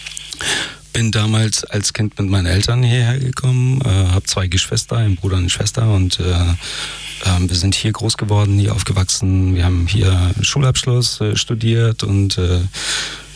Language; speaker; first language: German; early bilingual, other home language; Persian